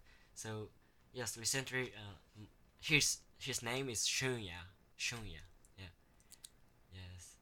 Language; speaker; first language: English; non-native, learner; Japanese